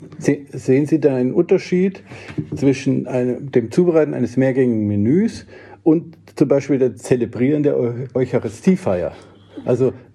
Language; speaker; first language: German; native; German